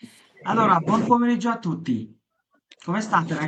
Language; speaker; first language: Italian; non-native, fluent; Bangla